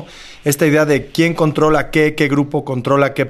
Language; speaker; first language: Spanish; native; Spanish